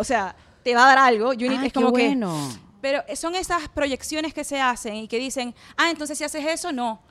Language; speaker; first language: Spanish; native; Spanish